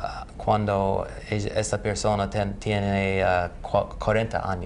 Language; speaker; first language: Spanish; non-native, learner; English